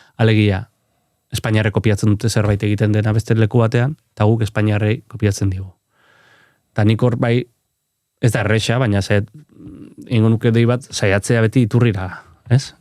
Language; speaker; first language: Basque; native; Basque